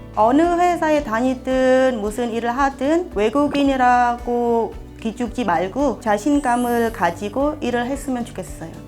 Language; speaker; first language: Korean; non-native, fluent; Khmer